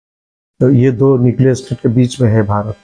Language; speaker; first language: Hindi; non-native, learner; Bangla